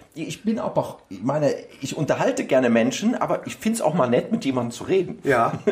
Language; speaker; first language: German; native; German